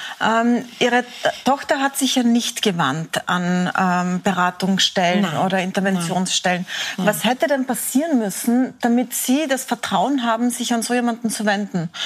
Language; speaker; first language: German; native; German